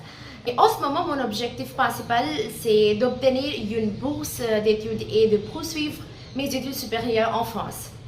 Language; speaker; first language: French; non-native, learner; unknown